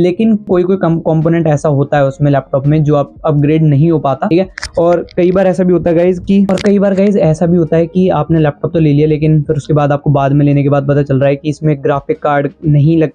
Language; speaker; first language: Hindi; native; Hindi